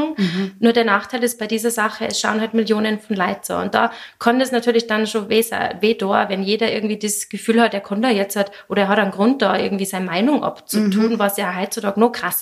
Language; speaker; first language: German; native; German